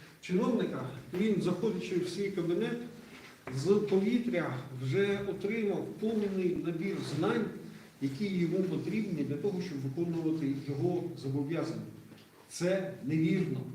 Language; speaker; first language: Ukrainian; non-native, local second language; Russian